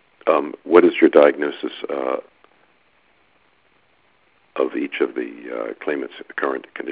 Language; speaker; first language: English; native; English